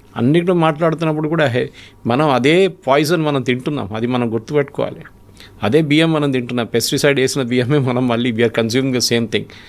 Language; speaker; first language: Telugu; non-native, fluent; Malayalam